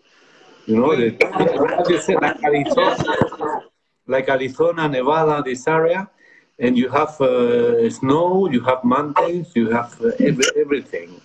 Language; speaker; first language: English; non-native, fluent; Spanish